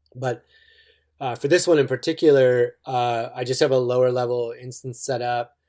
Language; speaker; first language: English; native; English